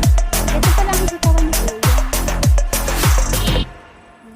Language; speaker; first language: Filipino; non-native, local second language; Cebuano